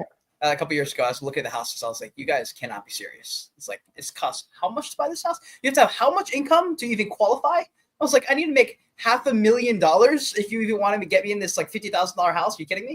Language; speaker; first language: English; native; English